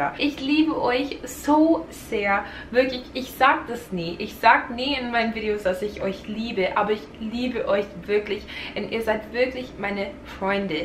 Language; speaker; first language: German; non-native, fluent; English